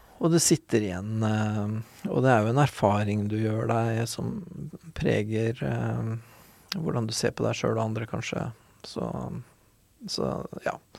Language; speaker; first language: Norwegian; native; Norwegian